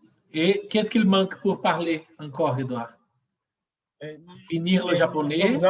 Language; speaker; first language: French; non-native, fluent; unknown